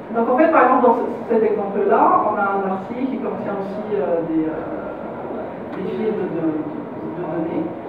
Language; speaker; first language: French; non-native, local second language; Arabic